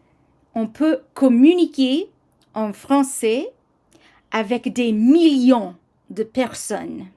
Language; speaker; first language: French; non-native, fluent; English